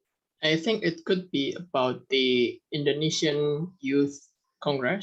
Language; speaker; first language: English; non-native, fluent; Indonesian